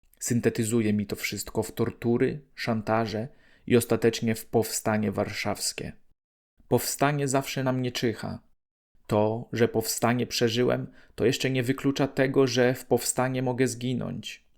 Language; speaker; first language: Polish; native; Polish